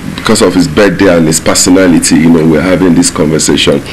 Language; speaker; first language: English; non-native, local second language; Yoruba